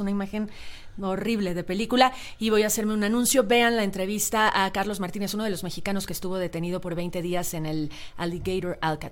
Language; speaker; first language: Spanish; native; Spanish